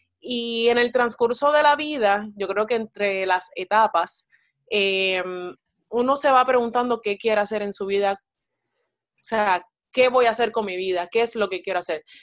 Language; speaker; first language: Spanish; native; Spanish